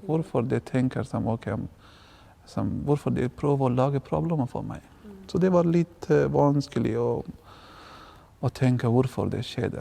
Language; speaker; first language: Norwegian; non-native, learner; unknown